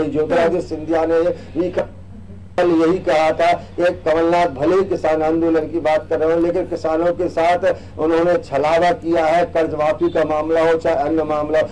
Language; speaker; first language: Hindi; native; Hindi